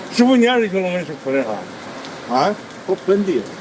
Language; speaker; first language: Chinese; native; Chinese